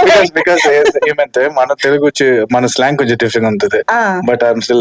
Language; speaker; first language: Telugu; early bilingual, heritage; Telugu